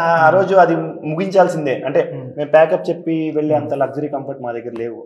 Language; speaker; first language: Telugu; native; Telugu